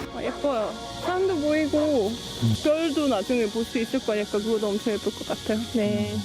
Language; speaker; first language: Korean; non-native, fluent; Estonian